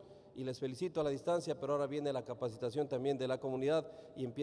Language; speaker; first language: Spanish; native; Spanish